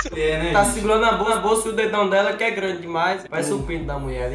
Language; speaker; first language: Portuguese; native; Portuguese